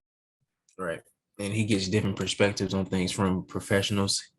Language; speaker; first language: English; native; English